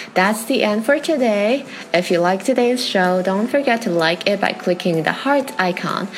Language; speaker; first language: English; non-native, fluent; Chinese